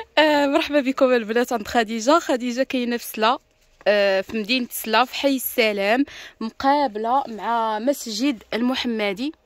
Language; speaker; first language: Arabic; native; Arabic